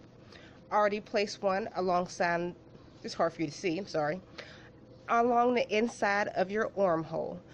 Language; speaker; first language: English; native; English